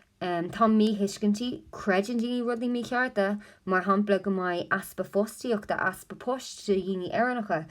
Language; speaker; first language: Irish; non-native, local second language; English